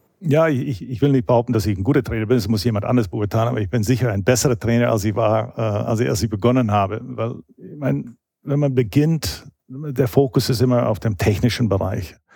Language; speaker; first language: German; non-native, fluent; English